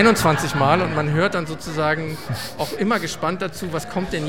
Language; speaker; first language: German; native; German